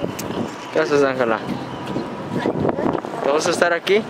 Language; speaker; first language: Spanish; early bilingual, heritage; Spanish